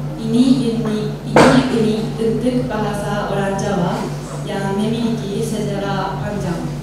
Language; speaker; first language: Indonesian; non-native, learner; Japanese